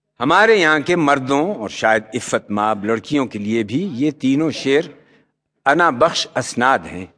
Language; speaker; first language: Urdu; native; Urdu